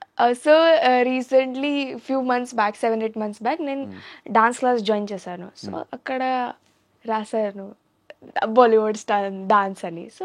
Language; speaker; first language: Telugu; non-native, learner; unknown